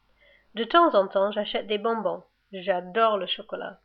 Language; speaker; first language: French; non-native, learner; English